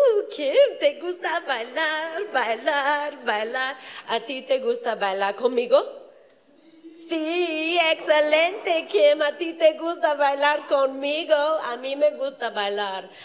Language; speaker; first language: Spanish; non-native, fluent; English